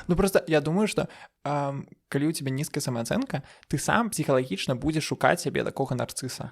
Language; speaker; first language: Belarusian; non-native, local second language; Russian